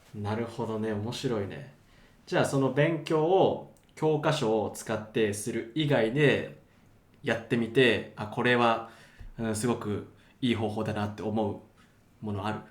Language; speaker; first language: Japanese; native; Japanese